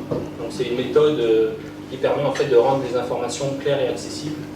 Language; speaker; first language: French; native; French